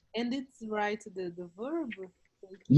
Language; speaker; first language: English; non-native, learner; Portuguese